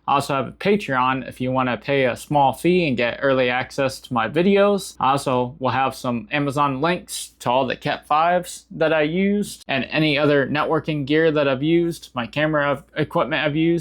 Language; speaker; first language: English; native; English